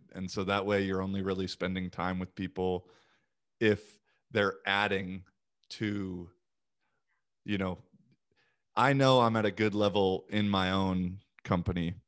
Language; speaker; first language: English; native; English